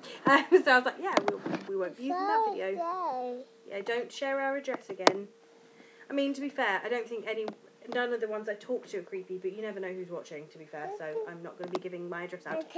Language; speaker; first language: English; native; English